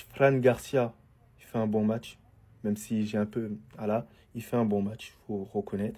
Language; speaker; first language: French; native; French